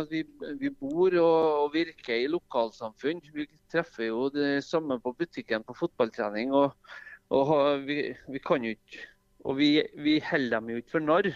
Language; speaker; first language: Norwegian; native; Norwegian